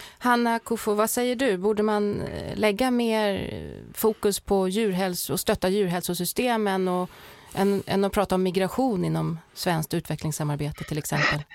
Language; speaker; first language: Swedish; native; Swedish